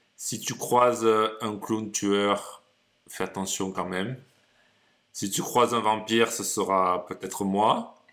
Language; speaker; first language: French; native; French